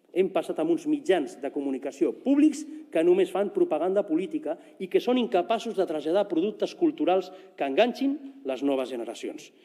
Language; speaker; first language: Catalan; non-native, local second language; Spanish